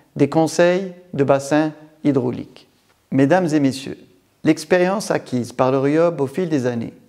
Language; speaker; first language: French; non-native, local second language; Arabic